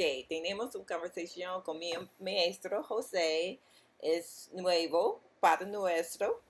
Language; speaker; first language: Spanish; non-native, learner; English